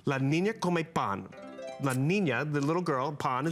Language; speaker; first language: Spanish; non-native, learner; English